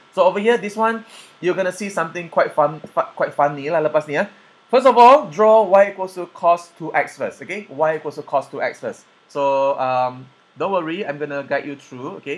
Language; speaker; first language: English; non-native, local second language; Chinese